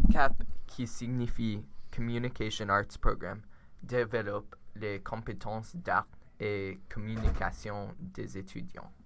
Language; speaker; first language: French; non-native, learner; English